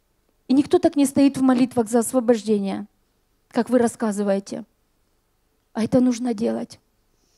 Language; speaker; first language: Russian; native; Russian